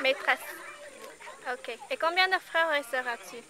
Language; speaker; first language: French; non-native, learner; English